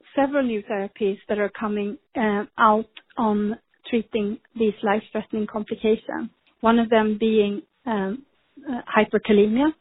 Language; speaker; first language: English; non-native, fluent; Swedish